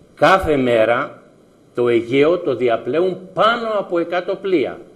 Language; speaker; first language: Greek; native; Greek